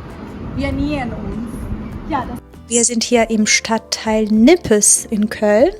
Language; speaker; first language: German; non-native, fluent; Persian